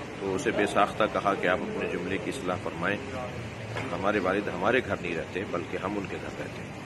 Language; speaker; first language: Urdu; native; Urdu